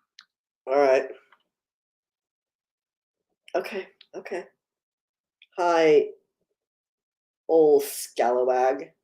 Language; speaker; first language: English; native; English